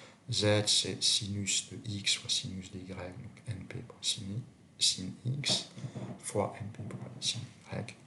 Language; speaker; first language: French; native; French